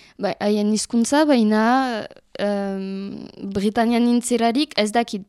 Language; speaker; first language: Basque; non-native, learner; French